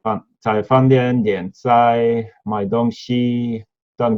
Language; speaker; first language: Chinese; non-native, learner; Norwegian